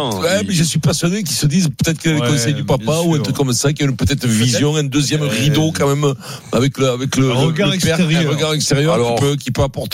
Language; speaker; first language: French; native; French